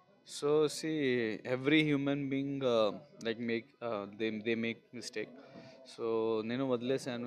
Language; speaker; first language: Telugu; non-native, local second language; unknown